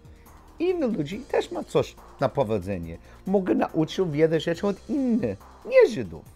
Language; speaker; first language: Polish; non-native, learner; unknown